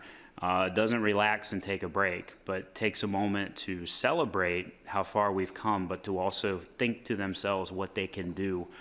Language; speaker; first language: English; native; English